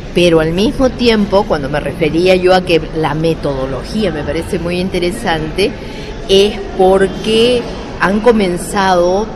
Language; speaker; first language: Spanish; native; Spanish